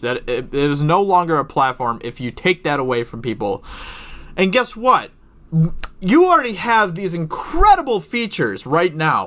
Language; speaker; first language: English; native; English